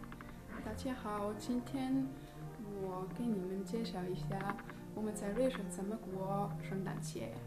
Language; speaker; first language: Chinese; non-native, learner; German